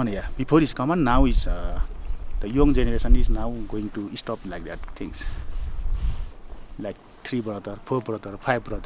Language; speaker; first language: English; non-native, learner; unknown